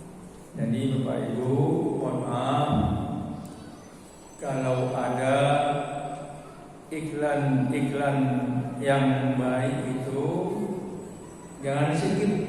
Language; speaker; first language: Indonesian; native; Indonesian